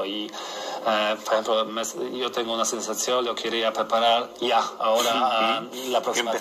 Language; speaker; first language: Spanish; non-native, learner; Polish